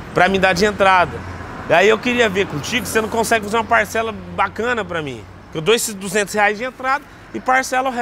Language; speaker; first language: Portuguese; native; Portuguese